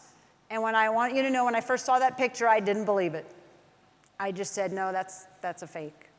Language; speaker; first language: English; native; English